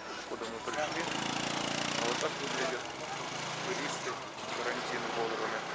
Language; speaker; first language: Russian; native; Russian